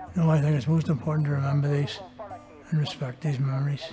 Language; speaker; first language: English; native; English